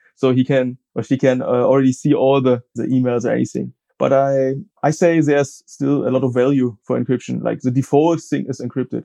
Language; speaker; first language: English; non-native, fluent; German